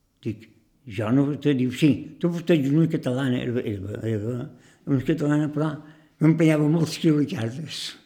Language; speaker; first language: Catalan; native; Catalan